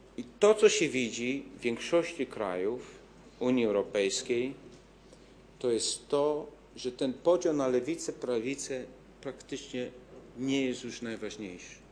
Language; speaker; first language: Polish; native; Polish